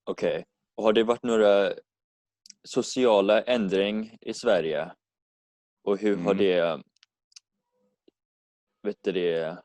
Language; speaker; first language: Swedish; non-native, learner; English